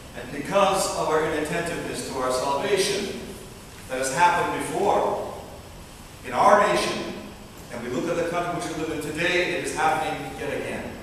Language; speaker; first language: English; early bilingual, other home language; Russian